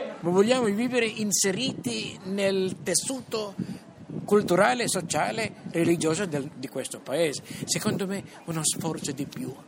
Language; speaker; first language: Italian; non-native, fluent; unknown